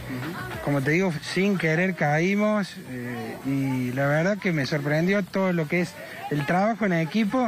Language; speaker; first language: Spanish; native; Spanish